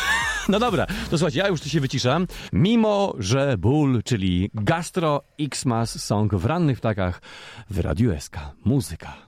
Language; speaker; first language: Polish; native; Polish